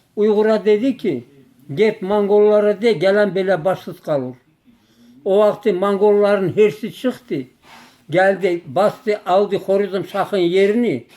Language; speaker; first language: Turkish; native; Turkish